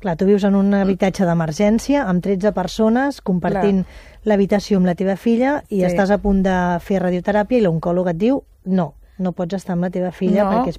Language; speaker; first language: Catalan; native; Catalan